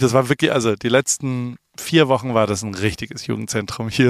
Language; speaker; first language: German; native; German